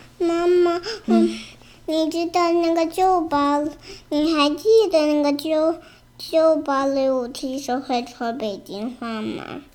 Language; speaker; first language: Chinese; early bilingual, other home language; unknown